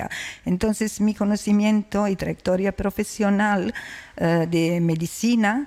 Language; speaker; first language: Spanish; non-native, fluent; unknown